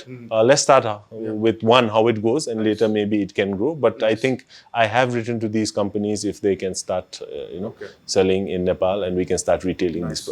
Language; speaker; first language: English; non-native, local second language; Nepali